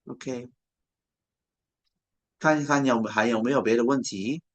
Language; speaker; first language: Chinese; non-native, local second language; Cantonese